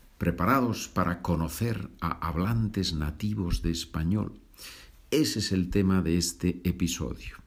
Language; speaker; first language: Spanish; native; Spanish